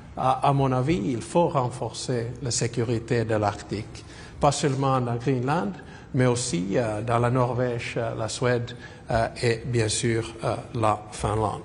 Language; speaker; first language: French; non-native, fluent; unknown